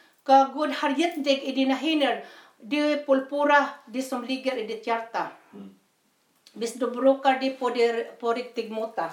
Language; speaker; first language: Norwegian; non-native, fluent; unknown